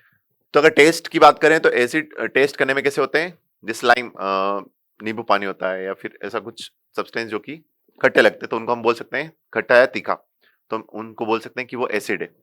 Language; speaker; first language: Hindi; native; Hindi